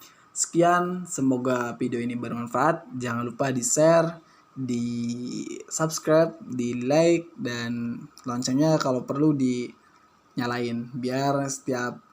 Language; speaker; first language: Indonesian; native; Indonesian